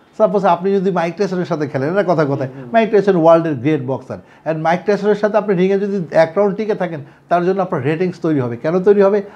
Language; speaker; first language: Bangla; native; Bangla